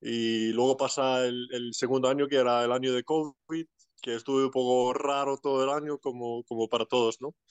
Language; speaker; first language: Spanish; non-native, fluent; Icelandic